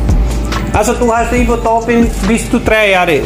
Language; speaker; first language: German; non-native, learner; Punjabi